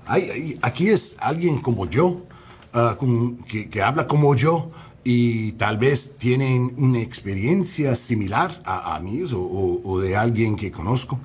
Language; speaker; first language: Spanish; non-native, learner; English